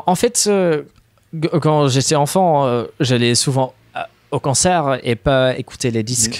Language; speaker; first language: French; non-native, fluent; English